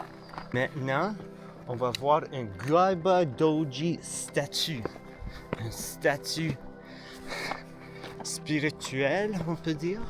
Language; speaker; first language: French; non-native, learner; English